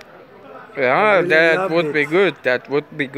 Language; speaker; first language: English; non-native, fluent; Turkish